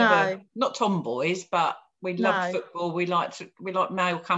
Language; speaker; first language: English; native; English